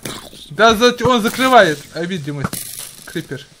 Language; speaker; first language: Russian; native; Russian